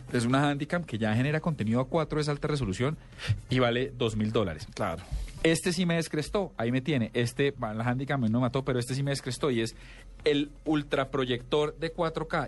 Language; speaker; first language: Spanish; native; Spanish